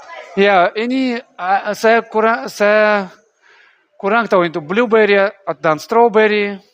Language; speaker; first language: Indonesian; non-native, learner; Russian